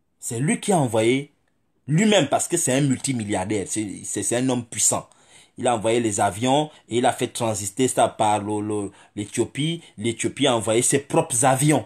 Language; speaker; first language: French; non-native, local second language; Fang